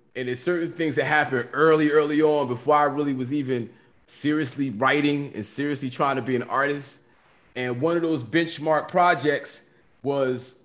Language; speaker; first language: English; native; English